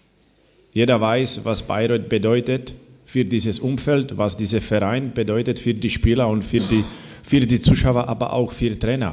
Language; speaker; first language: German; non-native, fluent; Slovak